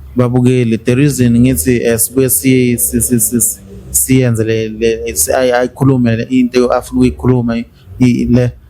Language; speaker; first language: Zulu; native; Zulu